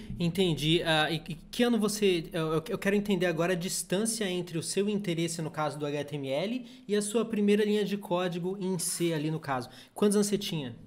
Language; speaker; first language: Portuguese; native; Portuguese